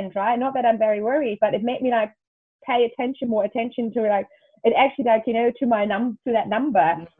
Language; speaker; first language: English; non-native, fluent; German